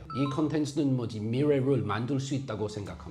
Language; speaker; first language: Korean; non-native, fluent; English